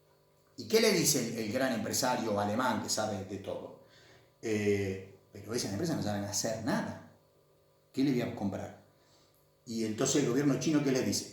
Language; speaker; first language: Spanish; native; Spanish